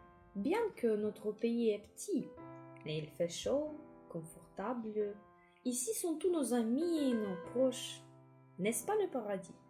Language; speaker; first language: French; non-native, fluent; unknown